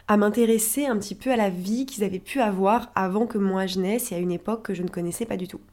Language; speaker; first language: French; native; French